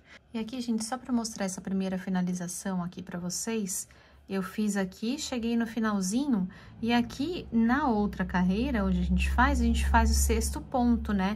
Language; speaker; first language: Portuguese; native; Portuguese